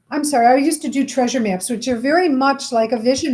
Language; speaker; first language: English; native; English